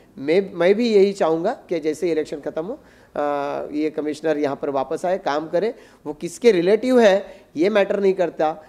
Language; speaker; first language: Hindi; non-native, local second language; Marathi